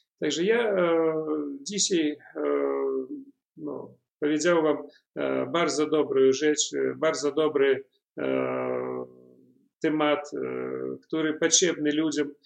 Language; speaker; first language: Polish; non-native, learner; Belarusian